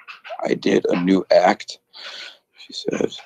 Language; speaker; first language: English; native; English